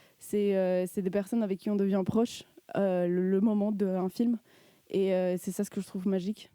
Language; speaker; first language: French; early bilingual, other home language; Spanish